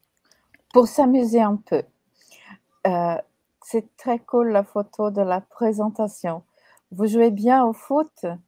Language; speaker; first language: French; non-native, fluent; Portuguese